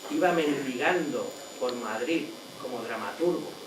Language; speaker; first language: Spanish; native; Spanish